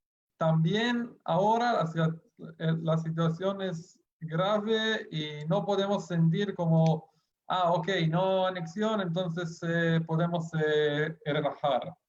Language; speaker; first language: Spanish; non-native, fluent; Hebrew